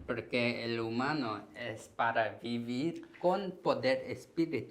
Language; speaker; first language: Spanish; non-native, learner; Korean